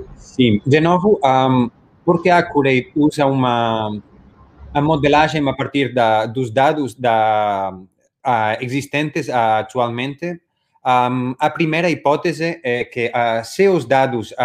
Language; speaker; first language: Portuguese; non-native, learner; Spanish